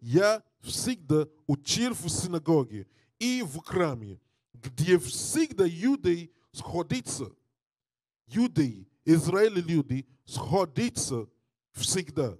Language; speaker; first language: Russian; non-native, learner; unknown